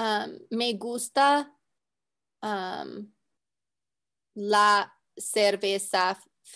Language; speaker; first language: Spanish; non-native, learner; English